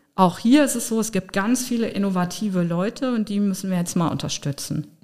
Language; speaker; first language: German; native; German